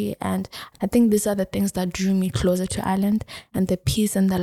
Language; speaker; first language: English; non-native, local second language; Tswana